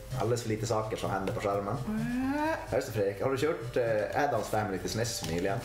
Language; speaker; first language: Swedish; native; Swedish